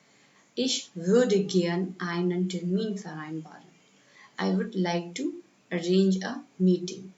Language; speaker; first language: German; non-native, fluent; Hindi